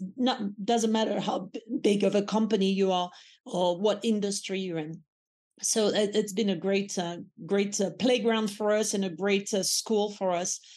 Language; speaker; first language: English; non-native, fluent; French